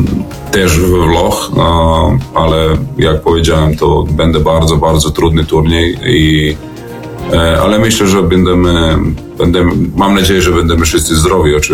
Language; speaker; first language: Polish; non-native, fluent; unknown